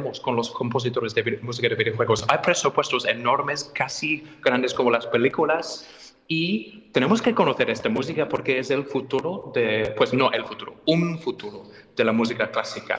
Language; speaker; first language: Spanish; non-native, fluent; English